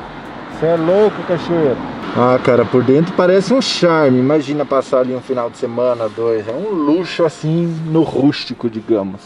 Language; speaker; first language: Portuguese; native; Portuguese